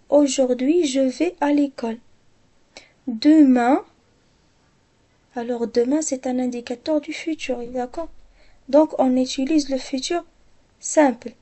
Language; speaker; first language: French; non-native, local second language; Arabic